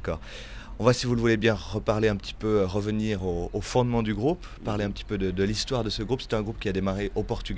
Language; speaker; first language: French; native; French